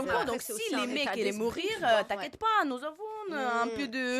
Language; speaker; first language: French; non-native, learner; Russian